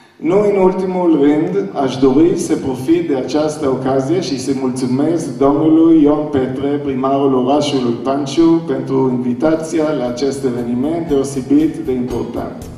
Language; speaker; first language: Romanian; non-native, learner; Hebrew